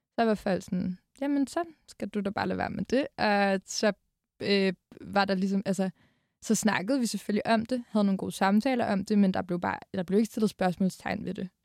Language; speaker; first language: Danish; native; Danish